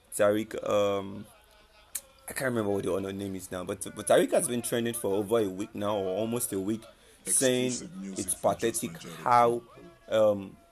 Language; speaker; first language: English; non-native, local second language; Yoruba